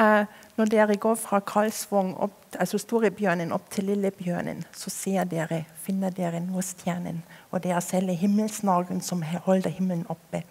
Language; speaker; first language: Norwegian; non-native, fluent; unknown